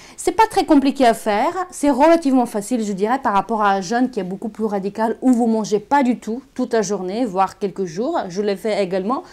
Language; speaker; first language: French; non-native, fluent; Bulgarian